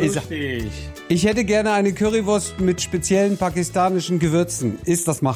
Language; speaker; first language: German; native; German